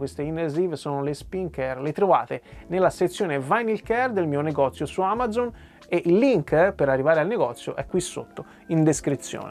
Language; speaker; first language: Italian; native; Italian